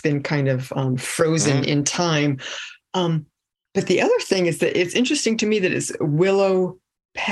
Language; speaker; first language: English; native; English